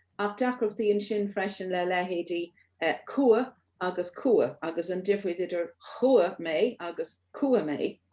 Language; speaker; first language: Irish; native; Irish